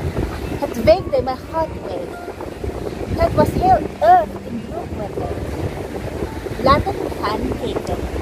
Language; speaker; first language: Dutch; non-native, learner; Filipino